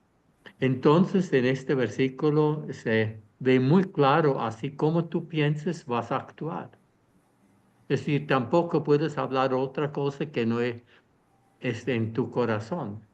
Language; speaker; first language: Spanish; non-native, fluent; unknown